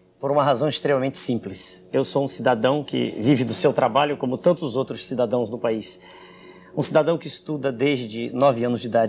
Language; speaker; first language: Portuguese; native; Portuguese